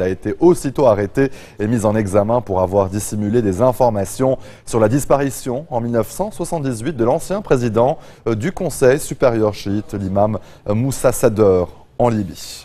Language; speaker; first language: French; non-native, local second language; Arabic